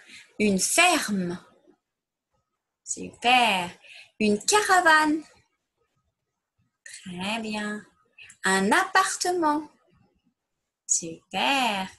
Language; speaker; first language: French; non-native, fluent; English